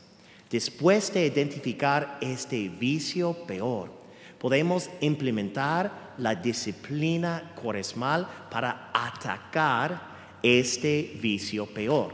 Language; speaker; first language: Spanish; non-native, fluent; English